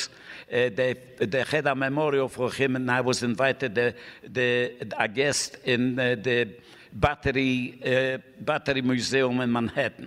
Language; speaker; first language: English; non-native, fluent; Polish